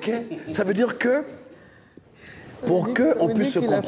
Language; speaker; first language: French; non-native, local second language; Dyula